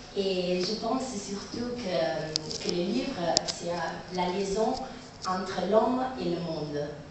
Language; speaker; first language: French; non-native, learner; Italian